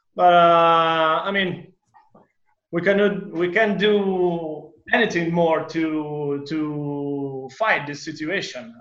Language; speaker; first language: English; non-native, fluent; Italian